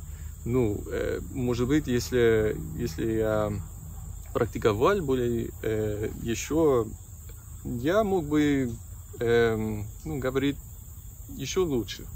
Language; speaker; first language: Russian; non-native, learner; English